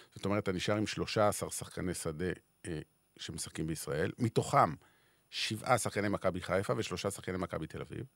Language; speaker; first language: Hebrew; native; Hebrew